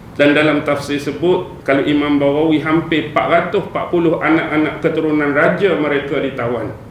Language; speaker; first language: Malay; native; Malay